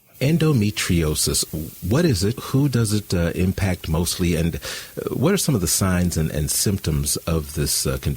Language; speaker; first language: English; native; English